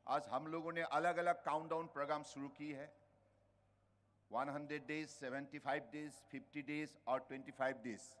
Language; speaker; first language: Hindi; native; Hindi